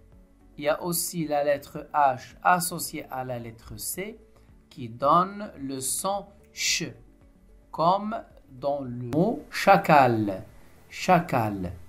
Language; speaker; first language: French; non-native, local second language; Arabic